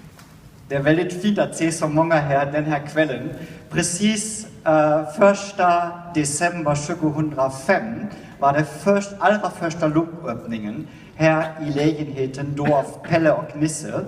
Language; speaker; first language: Swedish; non-native, fluent; German